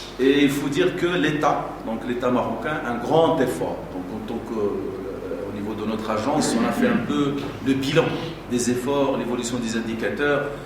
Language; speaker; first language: French; non-native, local second language; Arabic